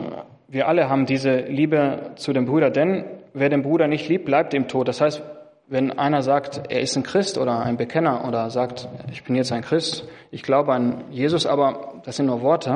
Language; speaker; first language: German; non-native, fluent; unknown